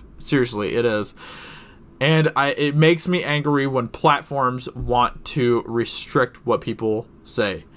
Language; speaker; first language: English; native; English